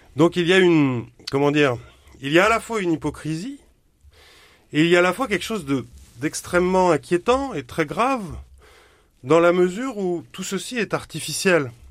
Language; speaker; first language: French; native; French